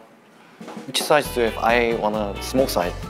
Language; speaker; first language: English; non-native, learner; Korean